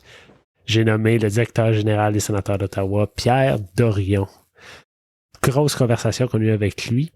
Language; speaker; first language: French; native; French